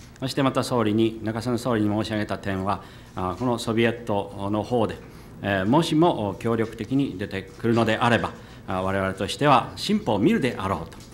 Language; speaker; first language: Japanese; native; Japanese